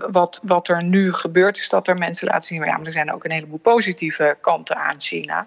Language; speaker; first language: Dutch; native; Dutch